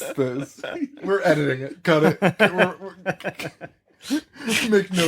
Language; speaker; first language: English; native; English